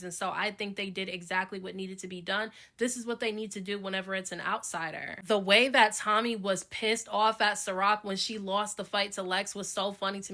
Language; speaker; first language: English; native; English